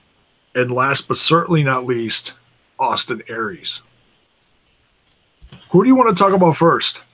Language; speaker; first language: English; native; English